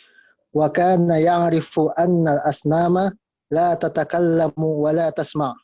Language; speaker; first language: Arabic; non-native, learner; Indonesian